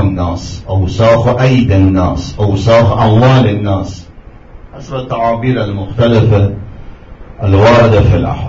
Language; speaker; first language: Arabic; non-native, fluent; Persian